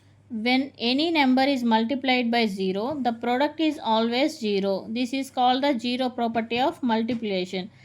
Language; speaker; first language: English; non-native, local second language; Telugu